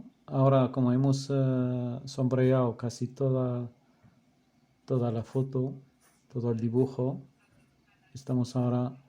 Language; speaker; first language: Spanish; non-native, fluent; Arabic